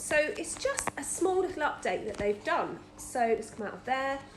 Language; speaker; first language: English; native; English